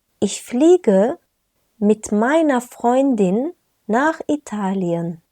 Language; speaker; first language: German; non-native, fluent; Turkish